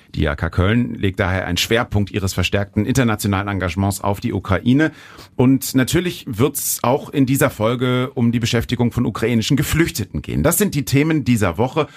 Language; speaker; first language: German; native; German